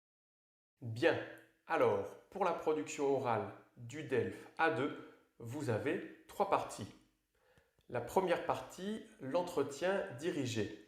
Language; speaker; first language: French; native; French